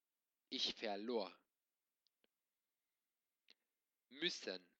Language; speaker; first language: German; non-native, local second language; Luxembourgish